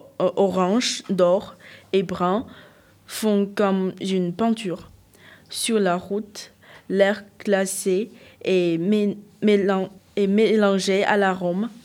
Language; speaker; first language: French; non-native, fluent; Chinese